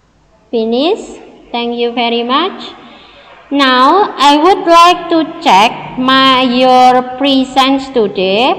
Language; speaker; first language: English; non-native, learner; Indonesian